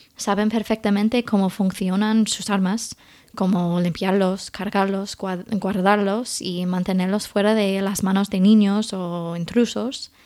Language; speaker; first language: Spanish; non-native, fluent; English